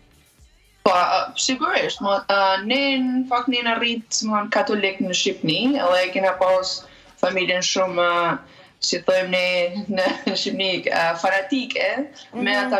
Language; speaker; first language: Albanian; native; Albanian